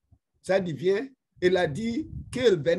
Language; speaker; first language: French; non-native, fluent; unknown